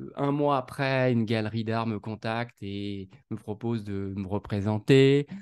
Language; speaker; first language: French; native; French